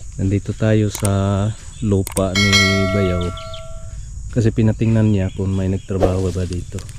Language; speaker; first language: Filipino; non-native, local second language; Cebuano